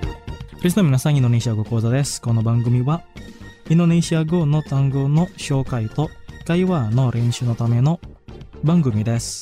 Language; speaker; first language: Japanese; non-native, fluent; Indonesian